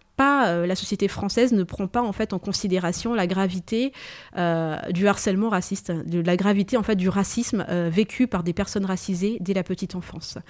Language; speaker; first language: French; early bilingual, other home language; Malagasy